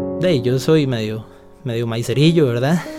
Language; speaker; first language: Spanish; native; Spanish